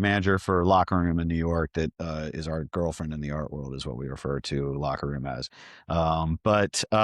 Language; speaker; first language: English; native; English